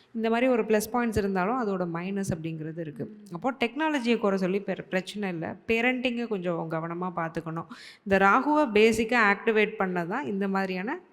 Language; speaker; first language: Tamil; native; Tamil